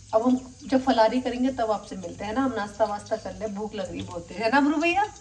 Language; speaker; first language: Hindi; native; Hindi